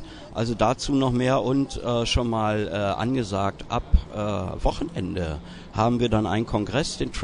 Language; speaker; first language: German; native; German